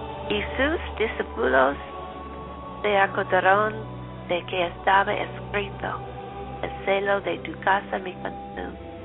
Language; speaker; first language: Spanish; non-native, learner; English